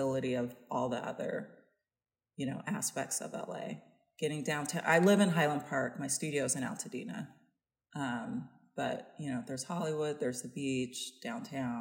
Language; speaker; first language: English; native; English